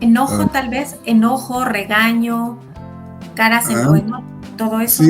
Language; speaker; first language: Spanish; native; Spanish